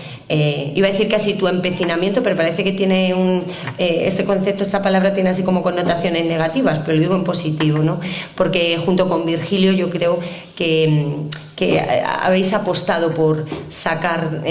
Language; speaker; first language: Spanish; native; Spanish